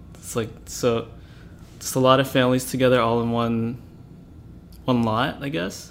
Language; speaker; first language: English; early bilingual, other home language; Filipino